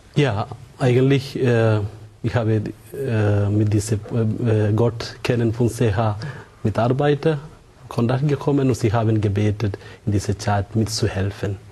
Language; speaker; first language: German; non-native, fluent; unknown